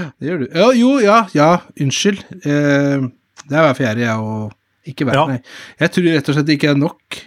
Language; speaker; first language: Norwegian; native; Norwegian